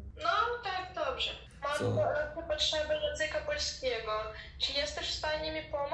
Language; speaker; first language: Polish; non-native, learner; Ukrainian